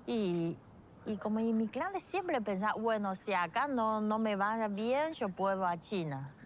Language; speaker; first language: Spanish; non-native, fluent; Chinese